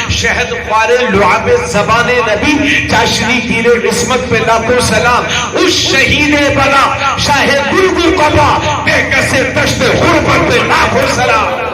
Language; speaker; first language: Urdu; native; Urdu